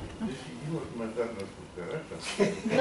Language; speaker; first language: Spanish; non-native, fluent; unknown